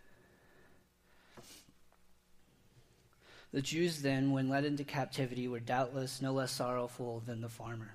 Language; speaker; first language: English; native; English